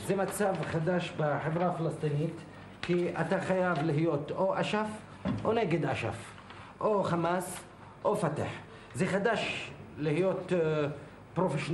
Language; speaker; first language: Hebrew; non-native, local second language; Arabic